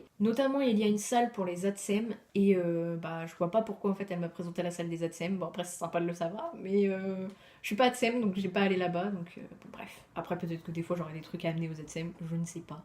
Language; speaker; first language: French; native; French